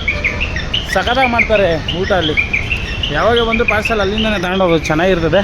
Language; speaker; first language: Kannada; native; Kannada